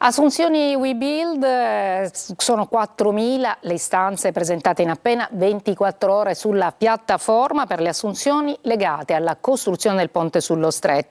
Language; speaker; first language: Italian; native; Italian